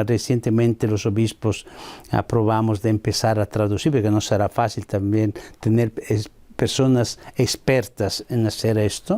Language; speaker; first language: Spanish; non-native, fluent; Italian